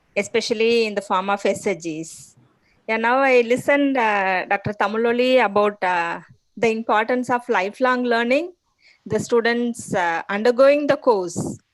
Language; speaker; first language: English; non-native, local second language; Tamil